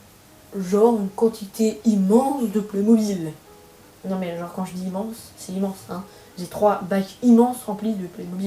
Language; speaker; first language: French; native; French